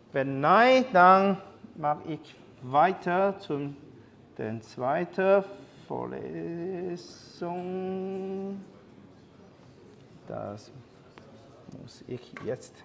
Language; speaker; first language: German; non-native, learner; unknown